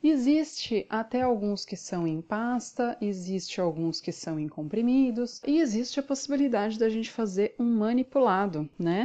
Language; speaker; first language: Portuguese; native; Portuguese